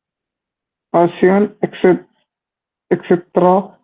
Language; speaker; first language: French; non-native, learner; Hindi